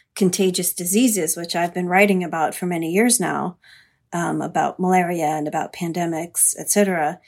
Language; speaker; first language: English; early bilingual, other home language; Hindi